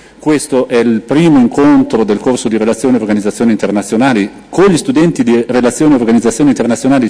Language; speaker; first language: Italian; native; Italian